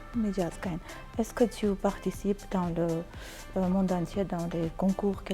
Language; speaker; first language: French; non-native, learner; Armenian